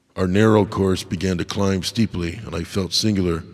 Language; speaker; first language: English; native; English